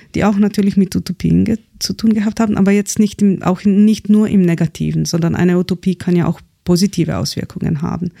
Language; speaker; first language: German; non-native, fluent; Slovenian